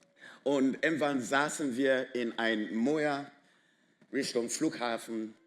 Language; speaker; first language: German; non-native, fluent; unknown